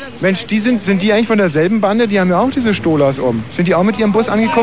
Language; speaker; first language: German; native; German